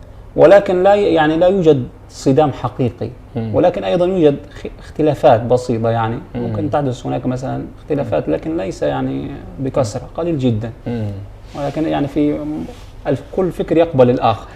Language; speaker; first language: Arabic; native; Arabic